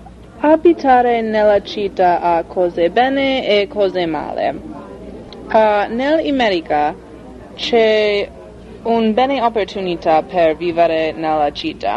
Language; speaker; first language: Italian; non-native, learner; English